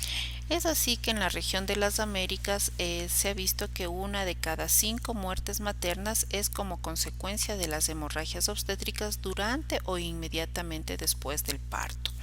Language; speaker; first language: Spanish; native; Spanish